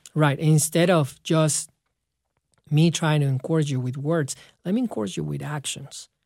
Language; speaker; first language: English; non-native, fluent; Spanish